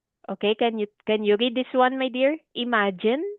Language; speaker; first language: English; non-native, fluent; Filipino